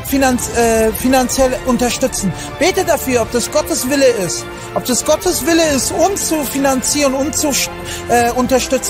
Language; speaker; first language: German; non-native, fluent; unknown